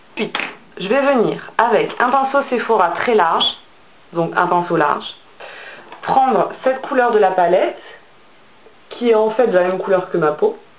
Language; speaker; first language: French; native; French